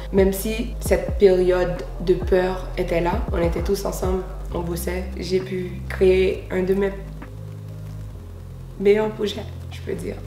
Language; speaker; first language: French; native; French